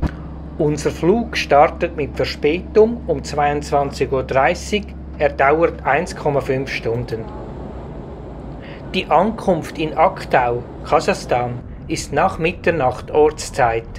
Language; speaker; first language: German; native; German